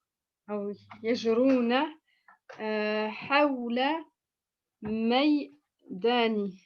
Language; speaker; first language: Arabic; non-native, learner; French